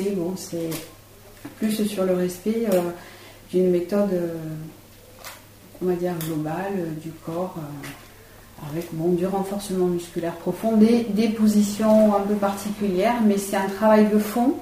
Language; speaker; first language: French; native; French